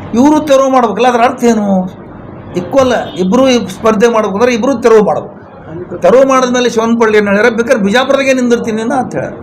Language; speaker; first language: Kannada; native; Kannada